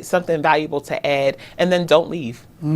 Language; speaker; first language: English; native; English